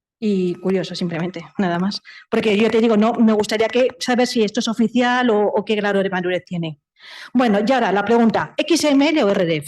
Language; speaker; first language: Spanish; native; Spanish